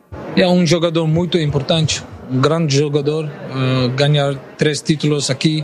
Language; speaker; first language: Portuguese; non-native, learner; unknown